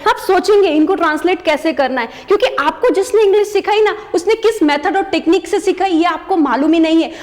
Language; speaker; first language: Hindi; native; Hindi